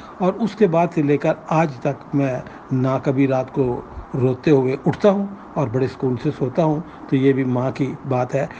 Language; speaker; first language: Urdu; non-native, local second language; Punjabi